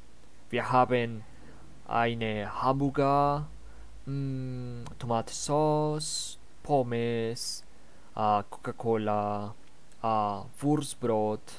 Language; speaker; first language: German; non-native, learner; Spanish